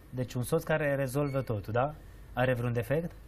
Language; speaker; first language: Romanian; native; Romanian